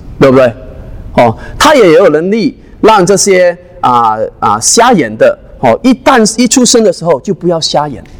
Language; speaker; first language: Chinese; non-native, local second language; Cantonese